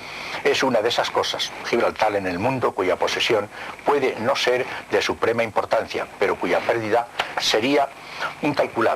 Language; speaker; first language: Spanish; native; Spanish